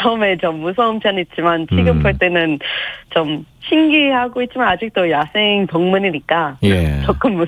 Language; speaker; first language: Korean; non-native, fluent; English